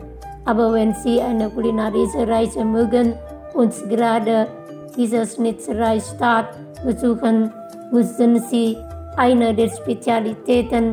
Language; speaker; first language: German; non-native, fluent; Indonesian